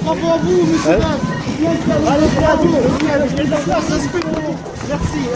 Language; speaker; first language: French; native; French